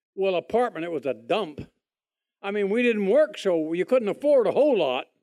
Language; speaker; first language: English; native; English